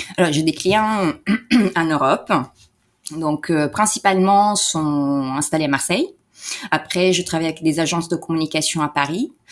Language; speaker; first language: French; non-native, fluent; Italian